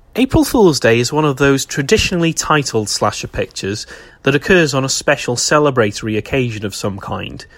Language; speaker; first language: English; native; English